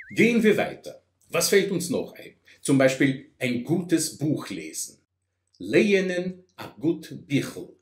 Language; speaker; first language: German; non-native, fluent; Russian